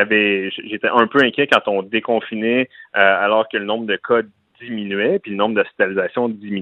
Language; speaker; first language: French; native; French